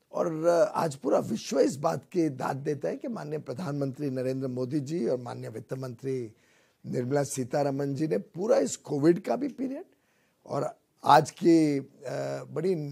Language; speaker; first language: Hindi; native; Hindi